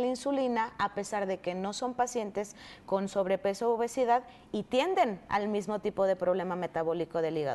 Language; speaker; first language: Spanish; native; Spanish